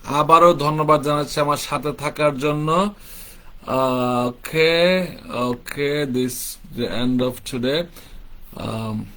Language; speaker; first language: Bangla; native; Bangla